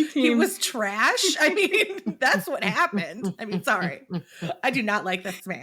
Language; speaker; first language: English; native; English